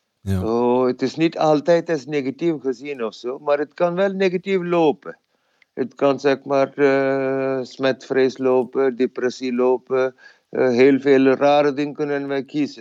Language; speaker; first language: Dutch; non-native, fluent; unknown